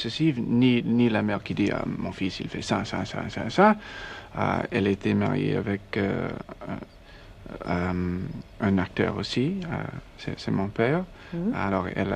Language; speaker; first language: French; non-native, learner; English